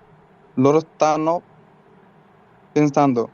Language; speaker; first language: Italian; non-native, learner; Bangla